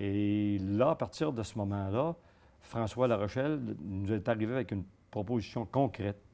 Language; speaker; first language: French; native; French